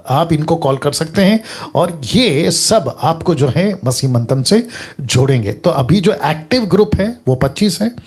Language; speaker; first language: Hindi; native; Hindi